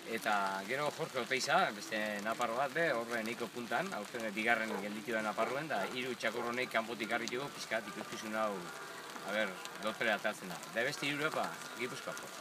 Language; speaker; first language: Basque; native; Basque